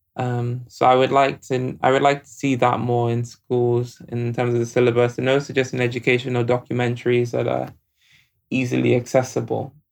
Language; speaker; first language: English; non-native, local second language; Yoruba